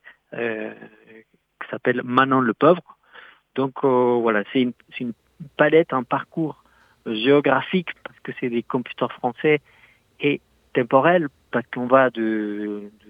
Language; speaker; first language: French; non-native, fluent; Spanish